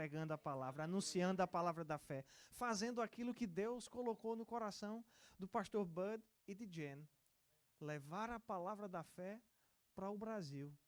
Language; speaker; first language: Portuguese; native; Portuguese